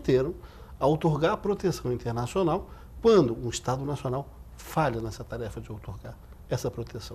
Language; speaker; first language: Portuguese; native; Portuguese